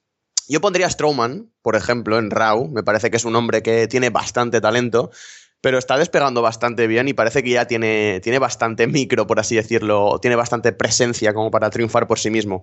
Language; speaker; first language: Spanish; native; Spanish